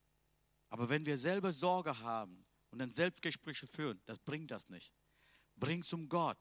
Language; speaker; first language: German; non-native, learner; Tamil